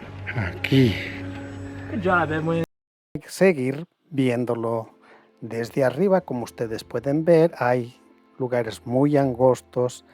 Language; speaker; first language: Spanish; native; Spanish